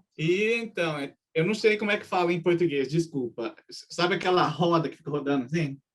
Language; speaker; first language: Portuguese; early bilingual, other home language; Japanese